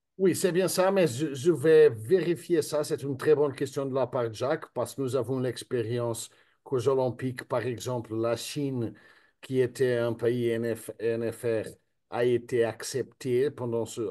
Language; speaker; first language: French; non-native, fluent; Spanish